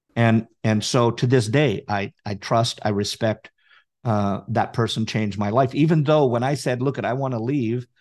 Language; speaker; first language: English; native; English